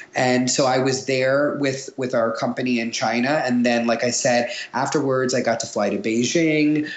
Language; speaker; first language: English; native; English